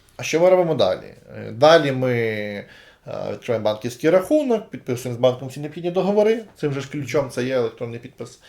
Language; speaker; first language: Ukrainian; native; Ukrainian